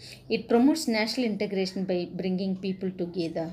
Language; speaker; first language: English; non-native, local second language; Tamil